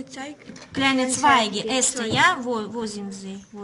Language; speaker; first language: German; non-native, fluent; Russian